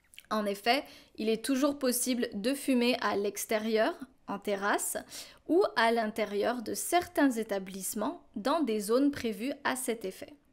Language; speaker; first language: French; native; French